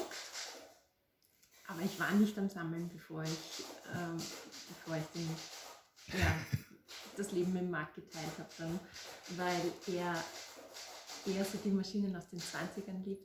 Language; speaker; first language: German; native; German